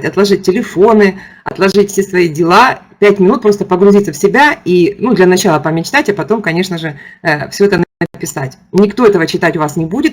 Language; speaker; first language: Russian; native; Russian